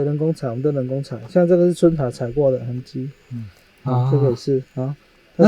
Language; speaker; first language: Chinese; native; Chinese